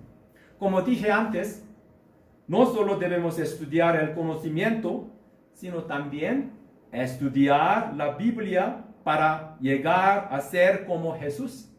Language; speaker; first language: Spanish; non-native, learner; Korean